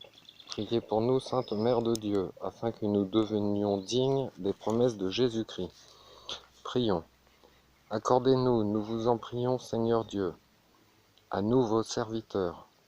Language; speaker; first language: French; native; French